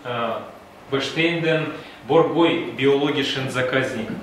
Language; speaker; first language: German; non-native, learner; Russian